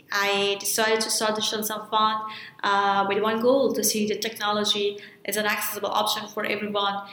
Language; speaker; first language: English; non-native, fluent; Persian